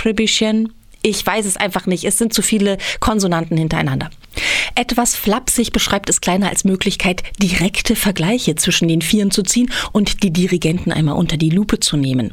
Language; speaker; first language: German; native; German